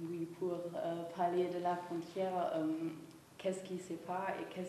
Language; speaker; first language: French; non-native, fluent; German